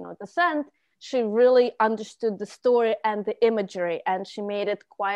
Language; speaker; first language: English; non-native, fluent; Russian